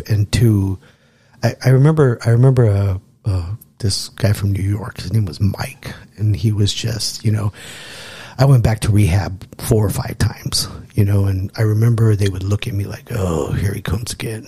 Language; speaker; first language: English; native; English